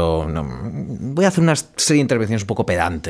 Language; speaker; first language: Spanish; native; Spanish